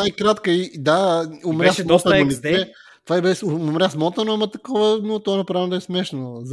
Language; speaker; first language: Bulgarian; native; Bulgarian